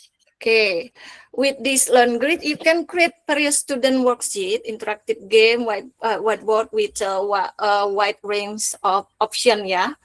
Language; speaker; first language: English; non-native, fluent; Indonesian